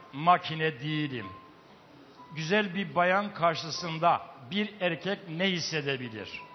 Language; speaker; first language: Turkish; native; Turkish